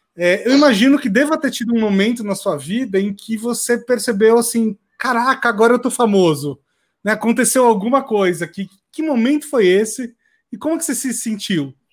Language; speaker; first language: Portuguese; native; Portuguese